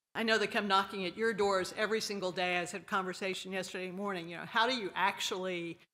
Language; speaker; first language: English; native; English